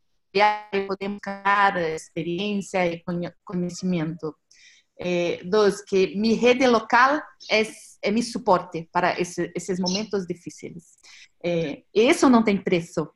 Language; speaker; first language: Spanish; non-native, learner; Portuguese